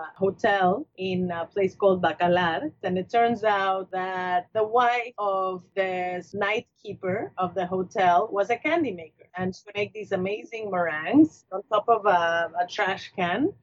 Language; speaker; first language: English; non-native, fluent; Spanish